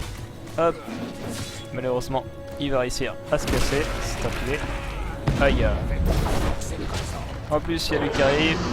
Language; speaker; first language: French; native; French